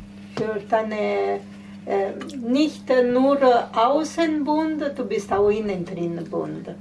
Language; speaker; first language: German; non-native, fluent; Italian